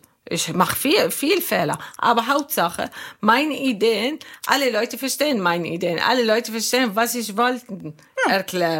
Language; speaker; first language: German; non-native, fluent; Arabic